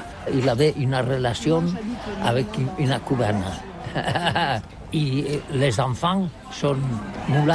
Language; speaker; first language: French; non-native, learner; Catalan